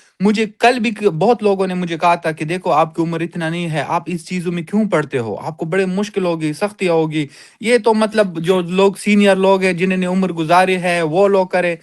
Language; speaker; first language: Urdu; non-native, local second language; Pashto